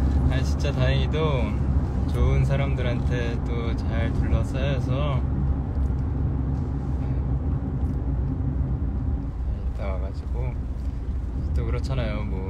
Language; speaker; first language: Korean; early bilingual, heritage; Korean